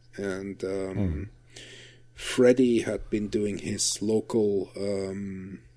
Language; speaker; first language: English; non-native, fluent; Dutch